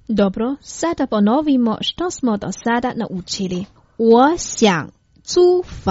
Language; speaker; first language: Croatian; non-native, fluent; Chinese